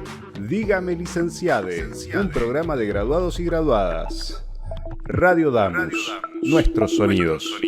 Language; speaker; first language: Spanish; native; Spanish